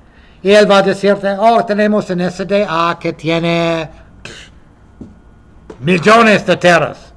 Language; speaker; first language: Spanish; non-native, fluent; English